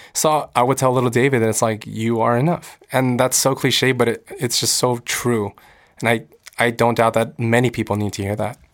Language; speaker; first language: English; early bilingual, other home language; Korean